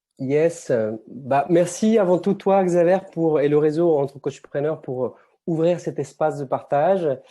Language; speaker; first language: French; non-native, fluent; Spanish